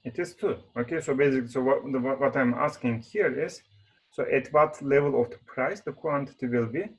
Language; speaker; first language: English; non-native, fluent; Turkish